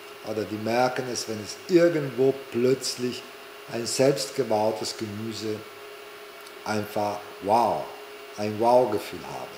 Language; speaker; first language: German; non-native, fluent; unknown